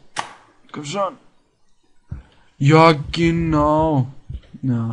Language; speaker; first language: German; native; German